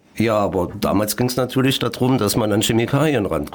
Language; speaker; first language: German; native; German